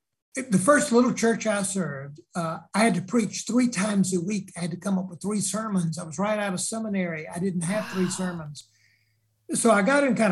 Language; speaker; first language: English; native; English